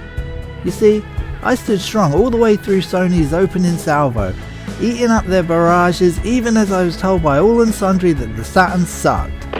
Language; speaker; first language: English; native; English